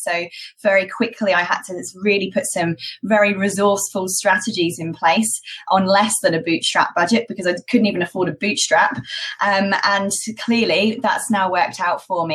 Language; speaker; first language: English; native; English